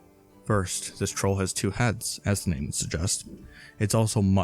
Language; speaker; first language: English; native; English